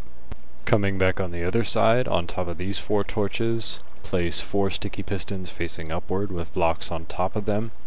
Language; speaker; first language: English; native; English